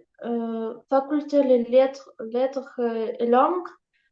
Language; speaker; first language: French; non-native, learner; Ukrainian